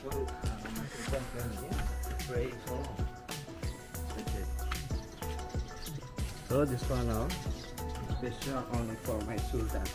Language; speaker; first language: English; non-native, learner; Indonesian